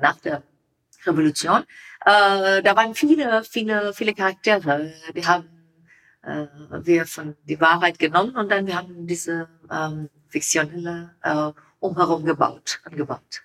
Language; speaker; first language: German; non-native, learner; Persian